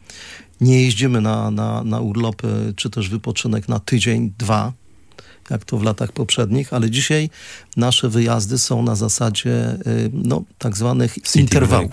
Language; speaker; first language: Polish; native; Polish